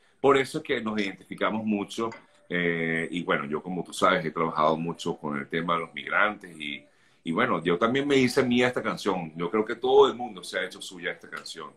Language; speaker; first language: Spanish; native; Spanish